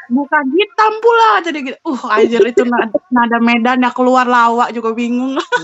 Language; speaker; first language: Indonesian; native; Indonesian